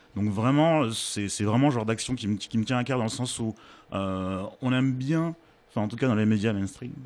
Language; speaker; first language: French; native; French